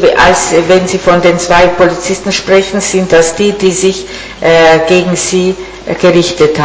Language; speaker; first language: German; non-native, fluent; Italian